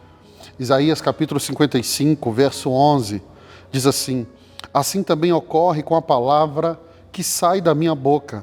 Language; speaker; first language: Portuguese; native; Portuguese